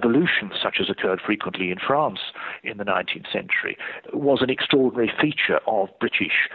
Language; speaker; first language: English; native; English